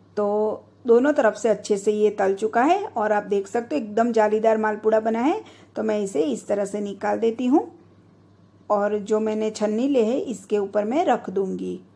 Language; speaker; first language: Hindi; non-native, local second language; Gujarati